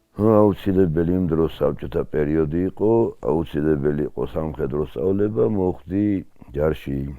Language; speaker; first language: Georgian; non-native, local second language; Svan